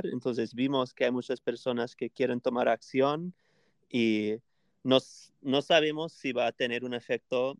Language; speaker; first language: Spanish; non-native, fluent; English